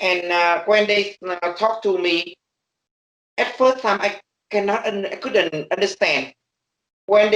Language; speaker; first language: English; non-native, learner; Vietnamese